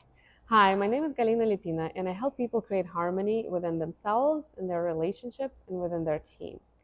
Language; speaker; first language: English; non-native, fluent; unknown